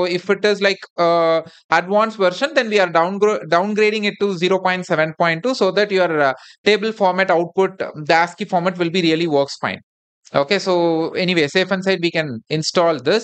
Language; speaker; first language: English; non-native, local second language; Tamil